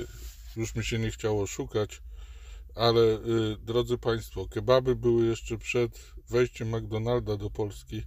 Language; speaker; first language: Polish; native; Polish